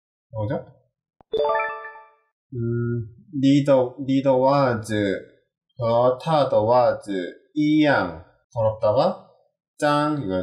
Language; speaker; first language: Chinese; non-native, learner; Korean